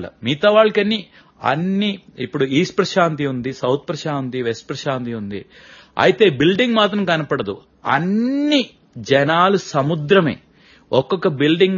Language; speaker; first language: Telugu; non-native, local second language; Malayalam